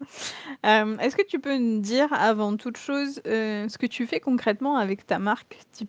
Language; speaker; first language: French; native; French